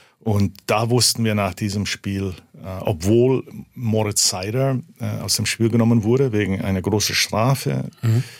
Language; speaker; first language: German; early bilingual, heritage; German